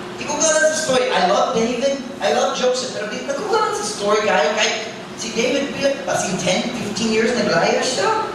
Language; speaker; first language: Cebuano; non-native, fluent; English